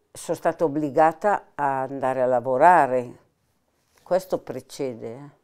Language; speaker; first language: Italian; native; Italian